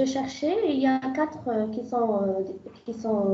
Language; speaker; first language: French; non-native, local second language; Arabic